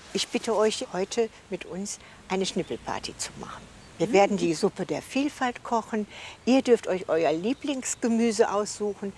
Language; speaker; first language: German; native; German